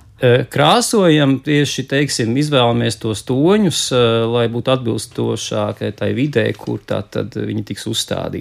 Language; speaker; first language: Latvian; native; Latvian